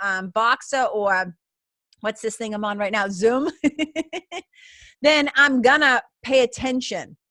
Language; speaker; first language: English; native; English